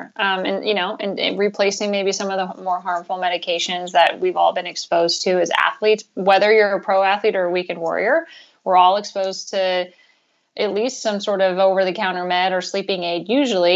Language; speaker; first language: English; native; English